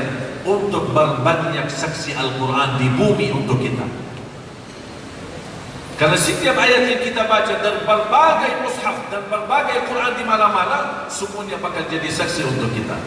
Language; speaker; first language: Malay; non-native, fluent; Arabic